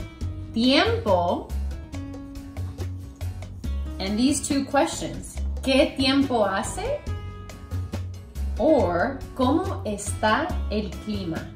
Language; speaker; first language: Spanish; non-native, fluent; English